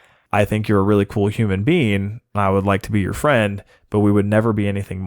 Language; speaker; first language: English; native; English